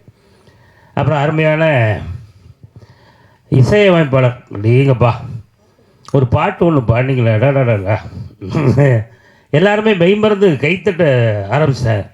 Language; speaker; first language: Tamil; native; Tamil